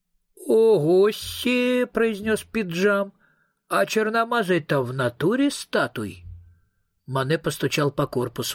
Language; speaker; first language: Russian; native; Russian